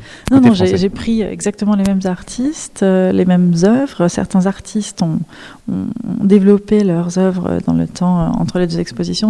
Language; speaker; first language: French; native; French